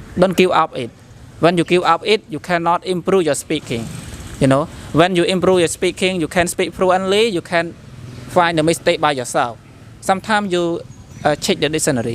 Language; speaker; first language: English; non-native, learner; Khmer